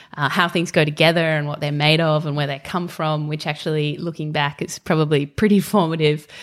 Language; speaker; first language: English; native; English